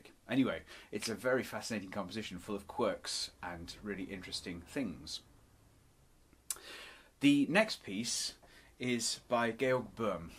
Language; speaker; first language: English; native; English